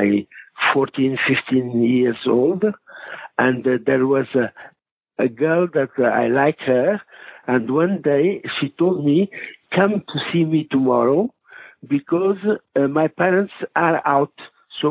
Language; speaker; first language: English; non-native, fluent; Portuguese